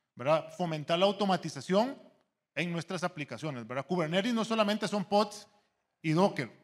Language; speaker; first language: Spanish; native; Spanish